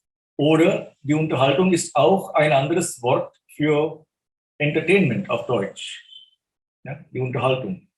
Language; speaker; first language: German; non-native, fluent; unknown